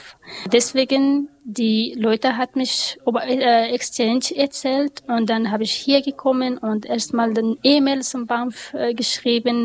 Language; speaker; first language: German; non-native, learner; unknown